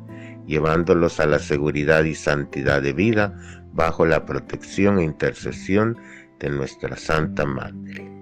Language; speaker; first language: Spanish; native; Spanish